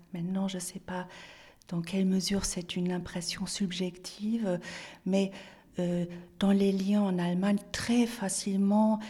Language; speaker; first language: French; non-native, fluent; German